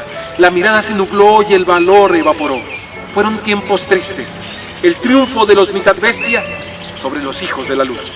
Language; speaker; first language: Spanish; native; Spanish